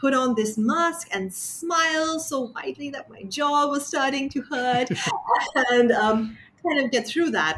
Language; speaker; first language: English; non-native, local second language; Sinhala